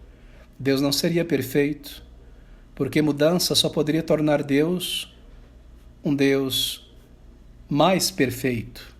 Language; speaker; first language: Portuguese; native; Portuguese